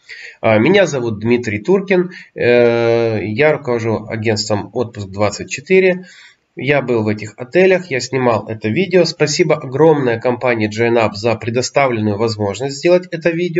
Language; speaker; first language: Russian; native; Russian